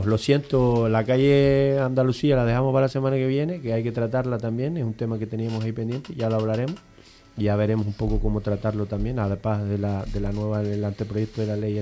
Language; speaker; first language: Spanish; native; Spanish